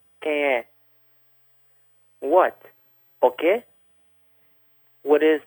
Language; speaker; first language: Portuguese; non-native, fluent; English